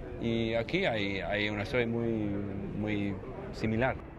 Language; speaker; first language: Spanish; non-native, fluent; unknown